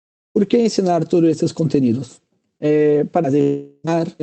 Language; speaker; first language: Spanish; non-native, fluent; Portuguese